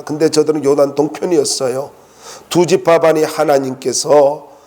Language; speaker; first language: Korean; native; Korean